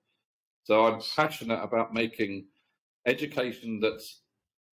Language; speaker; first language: English; native; English